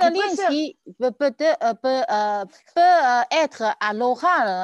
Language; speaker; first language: French; non-native, learner; Chinese